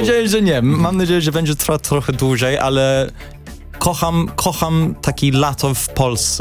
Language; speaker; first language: Polish; non-native, learner; English